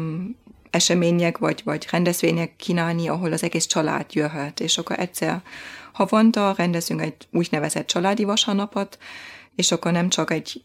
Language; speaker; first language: Hungarian; non-native, fluent; German